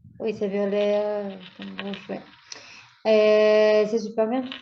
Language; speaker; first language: French; non-native, learner; Spanish